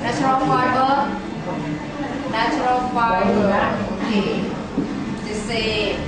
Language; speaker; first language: English; non-native, learner; Thai